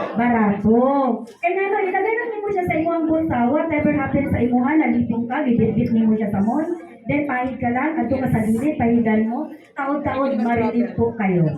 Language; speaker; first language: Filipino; non-native, local second language; Hiligaynon